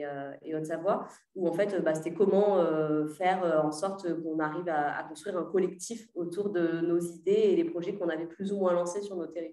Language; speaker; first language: French; native; French